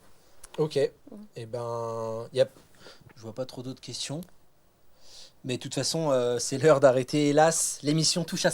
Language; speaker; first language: French; native; French